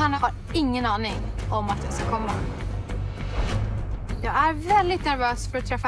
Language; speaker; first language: Swedish; non-native, learner; Spanish